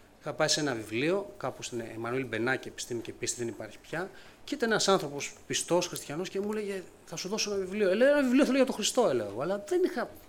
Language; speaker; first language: Greek; native; Greek